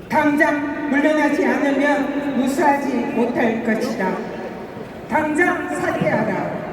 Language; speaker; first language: Korean; native; Korean